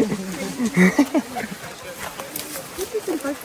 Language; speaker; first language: Portuguese; native; Portuguese